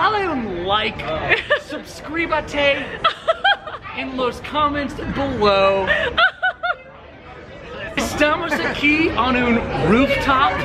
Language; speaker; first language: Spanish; non-native, learner; English